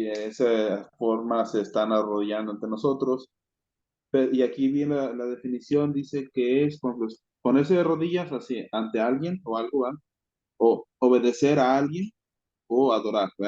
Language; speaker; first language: Spanish; native; Spanish